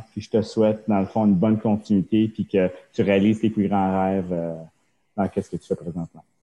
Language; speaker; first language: French; early bilingual, other home language; Japanese